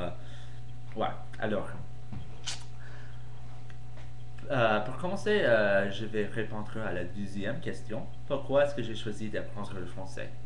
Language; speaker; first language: French; non-native, fluent; English